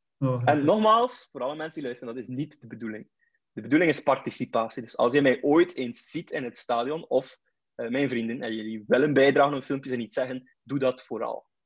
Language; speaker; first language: Dutch; native; Dutch